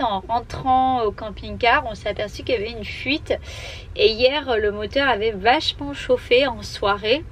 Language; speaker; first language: French; native; French